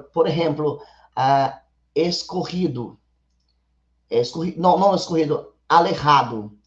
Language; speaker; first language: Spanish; non-native, learner; Portuguese